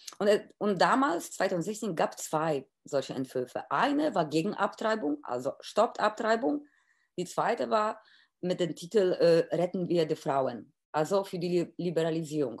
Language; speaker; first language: German; non-native, fluent; Polish